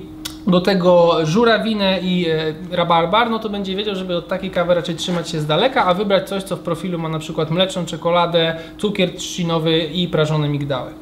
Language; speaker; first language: Polish; native; Polish